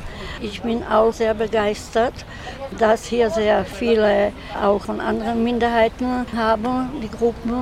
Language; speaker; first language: German; non-native, local second language; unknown